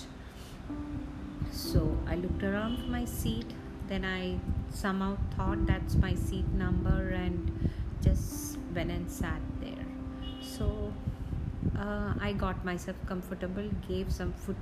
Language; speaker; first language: English; non-native, local second language; Malayalam